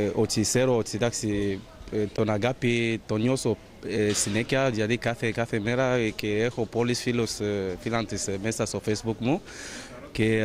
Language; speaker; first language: Greek; non-native, fluent; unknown